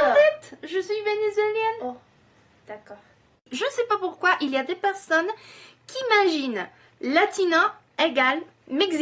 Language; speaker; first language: French; non-native, fluent; Spanish